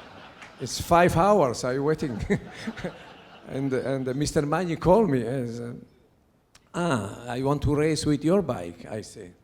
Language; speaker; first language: English; non-native, learner; Italian